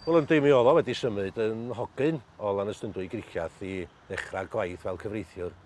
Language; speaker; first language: Welsh; native; Welsh